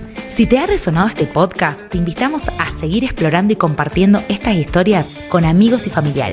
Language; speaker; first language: Spanish; native; Spanish